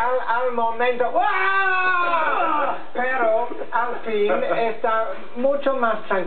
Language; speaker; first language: Spanish; non-native, learner; English